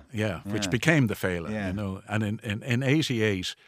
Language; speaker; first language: English; native; English